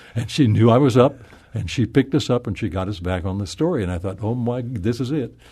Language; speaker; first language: English; native; English